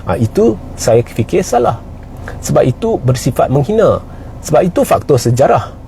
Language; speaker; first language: Malay; native; Malay